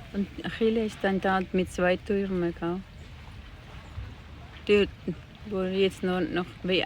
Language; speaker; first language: German; non-native, fluent; Cebuano